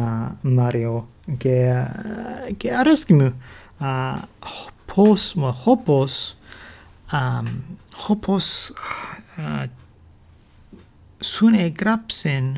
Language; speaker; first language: Greek; non-native, learner; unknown